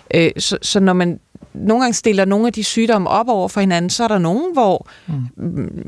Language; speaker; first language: Danish; native; Danish